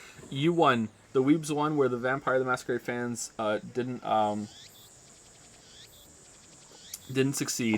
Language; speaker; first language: English; native; English